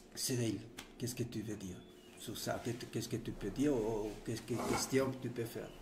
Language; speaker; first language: French; non-native, learner; Spanish